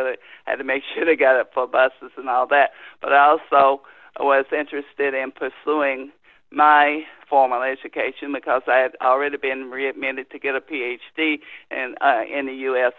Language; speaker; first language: English; native; English